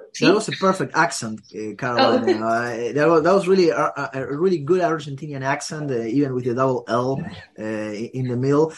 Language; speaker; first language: English; non-native, fluent; Spanish